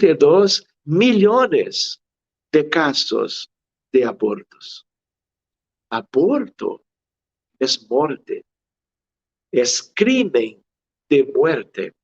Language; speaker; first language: Spanish; non-native, fluent; Portuguese